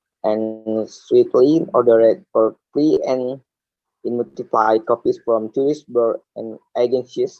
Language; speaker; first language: English; non-native, learner; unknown